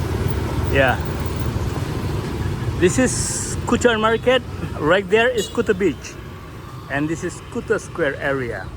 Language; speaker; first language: English; non-native, learner; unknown